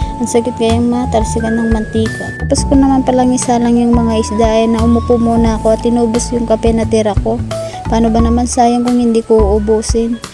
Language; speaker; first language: Filipino; non-native, local second language; Pampanga